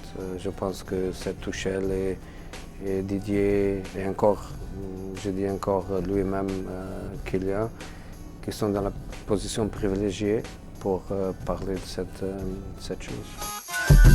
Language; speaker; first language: French; non-native, fluent; Portuguese